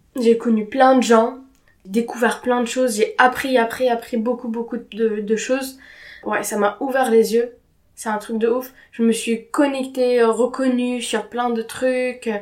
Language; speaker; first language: French; non-native, fluent; Arabic